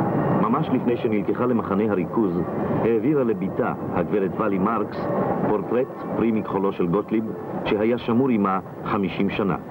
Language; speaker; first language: Hebrew; native; Hebrew